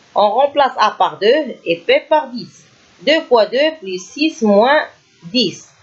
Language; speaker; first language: French; non-native, local second language; Arabic